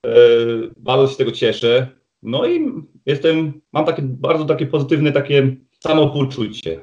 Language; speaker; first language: Polish; early bilingual, heritage; Polish